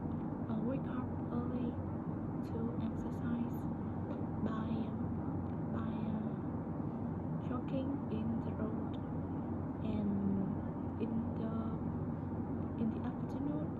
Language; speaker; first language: English; non-native, learner; Vietnamese